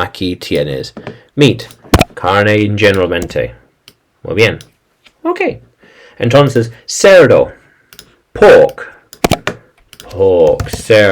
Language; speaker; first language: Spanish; non-native, learner; English